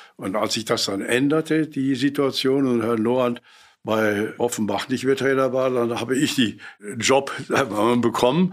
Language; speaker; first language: German; native; German